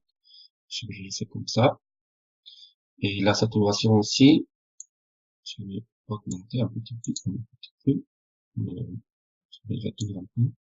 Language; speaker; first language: French; non-native, fluent; Spanish